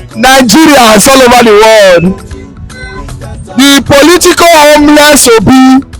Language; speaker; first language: Nigerian Pidgin; native; Nigerian Pidgin